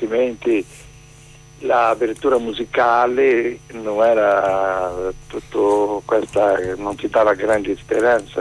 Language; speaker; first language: Italian; non-native, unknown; Portuguese